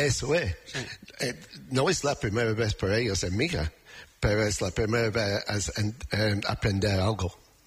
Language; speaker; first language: Spanish; non-native, learner; English